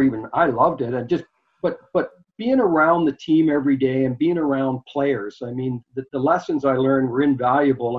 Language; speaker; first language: English; native; English